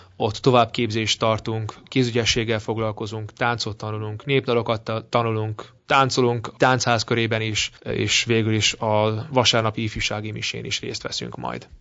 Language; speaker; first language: Hungarian; early bilingual, heritage; Hungarian